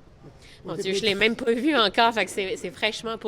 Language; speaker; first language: French; native; French